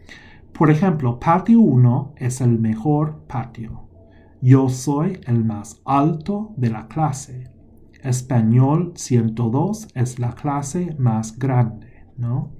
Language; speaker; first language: Spanish; non-native, fluent; English